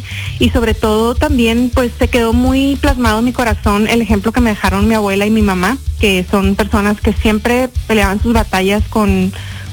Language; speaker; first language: Spanish; early bilingual, heritage; Spanish